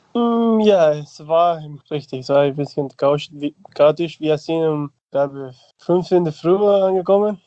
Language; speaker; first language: German; non-native, learner; Spanish